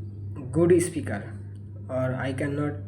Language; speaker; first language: English; non-native, learner; Bangla